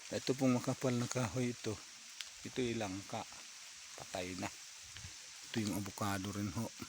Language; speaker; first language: Filipino; non-native, local second language; Masbatenyo